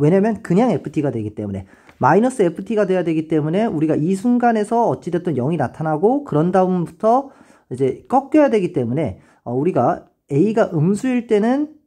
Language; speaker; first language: Korean; native; Korean